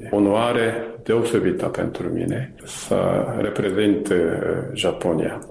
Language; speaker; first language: Romanian; non-native, fluent; Japanese